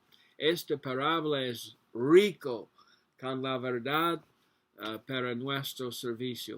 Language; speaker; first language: Spanish; non-native, learner; English